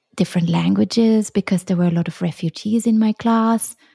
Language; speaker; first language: English; non-native, fluent; German